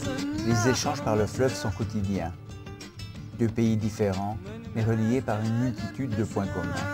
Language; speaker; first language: French; native; French